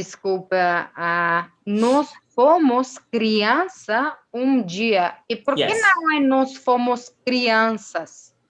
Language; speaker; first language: Portuguese; non-native, learner; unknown